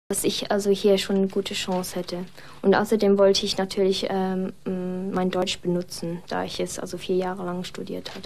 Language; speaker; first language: German; non-native, fluent; English